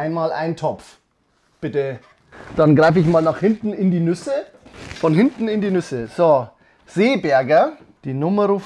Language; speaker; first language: German; native; German